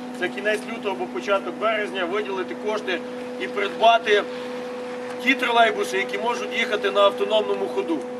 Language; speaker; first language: Ukrainian; native; Ukrainian